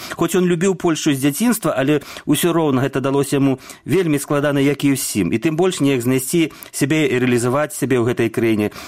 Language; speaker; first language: Belarusian; native; Belarusian